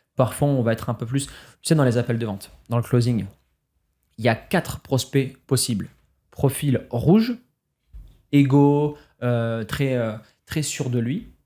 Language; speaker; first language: French; native; French